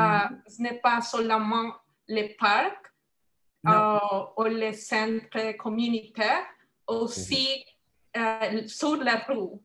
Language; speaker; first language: French; non-native, learner; Spanish